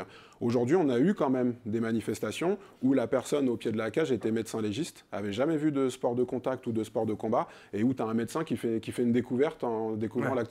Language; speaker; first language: French; native; French